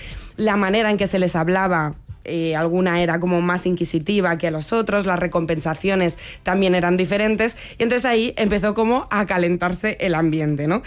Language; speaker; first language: Spanish; native; Spanish